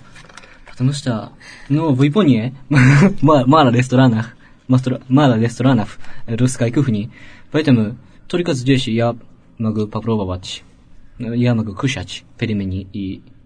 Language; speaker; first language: Russian; non-native, learner; Japanese